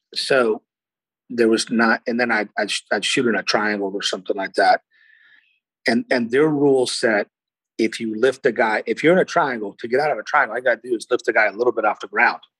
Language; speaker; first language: English; early bilingual, other home language; Portuguese